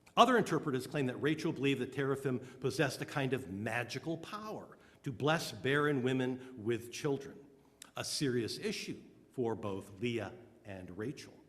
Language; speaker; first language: English; native; English